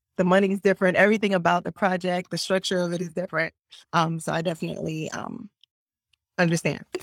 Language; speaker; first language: English; native; English